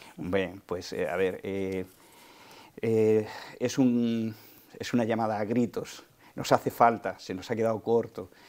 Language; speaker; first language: Spanish; native; Spanish